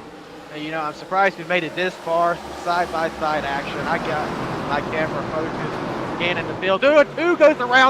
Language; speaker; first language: English; native; English